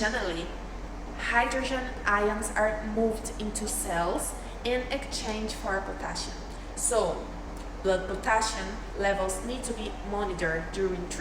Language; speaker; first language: English; non-native, fluent; Portuguese